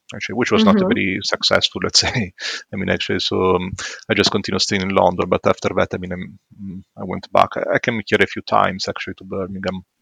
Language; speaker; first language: English; non-native, fluent; Italian